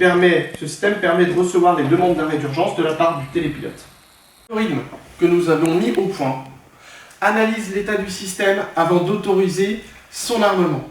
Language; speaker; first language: French; native; French